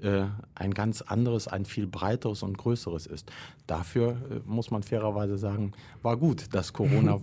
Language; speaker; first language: German; native; German